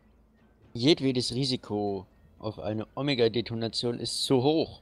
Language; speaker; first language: German; native; German